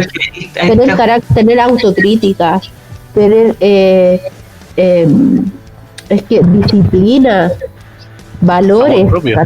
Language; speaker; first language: Spanish; native; Spanish